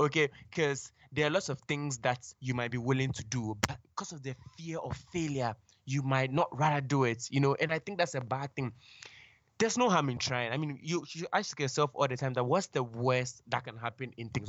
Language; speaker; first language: English; non-native, local second language; Akan